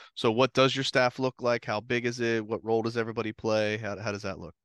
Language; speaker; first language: English; native; English